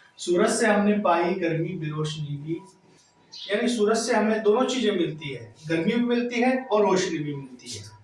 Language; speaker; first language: Urdu; native; Urdu